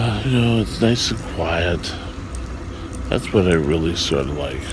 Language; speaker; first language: English; native; English